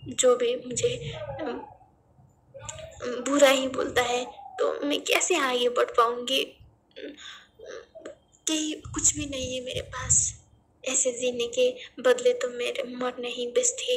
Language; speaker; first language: Hindi; non-native, learner; Nepali